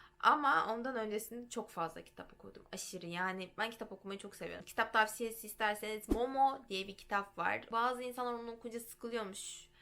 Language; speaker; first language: Turkish; early bilingual, heritage; Turkish